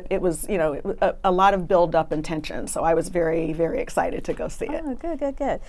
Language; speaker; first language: English; native; English